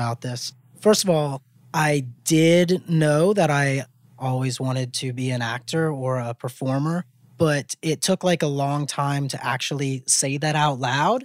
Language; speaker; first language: English; native; English